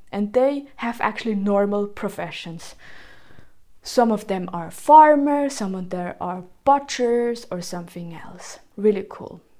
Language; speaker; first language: English; non-native, fluent; German